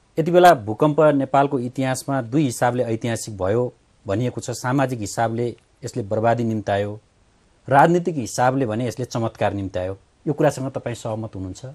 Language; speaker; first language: Nepali; native; Nepali